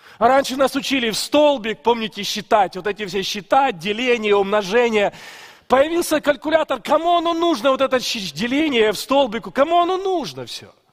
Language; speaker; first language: Russian; native; Russian